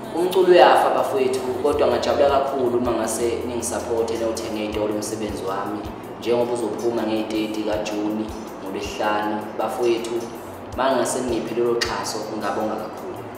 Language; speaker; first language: Zulu; native; Zulu